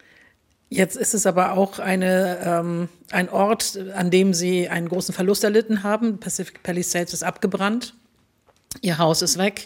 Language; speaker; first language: German; native; German